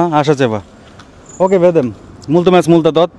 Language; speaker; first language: Romanian; non-native, learner; Bangla